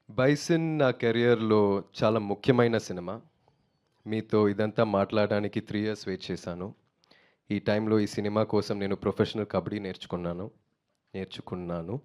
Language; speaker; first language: Telugu; non-native, learner; Tamil